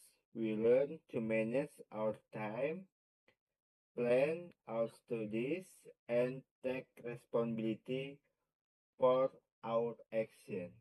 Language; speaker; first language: English; non-native, learner; Indonesian